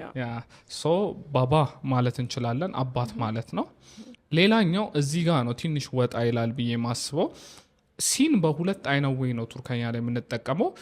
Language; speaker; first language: Amharic; non-native, local second language; Oromo